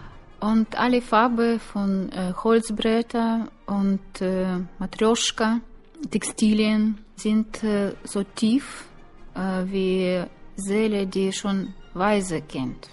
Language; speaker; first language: German; non-native, learner; Russian